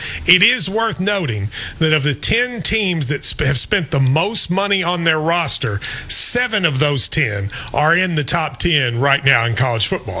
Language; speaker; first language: English; native; English